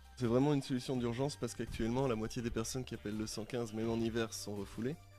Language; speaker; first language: French; native; French